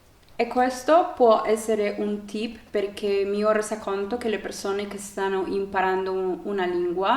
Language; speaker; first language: Italian; non-native, learner; Spanish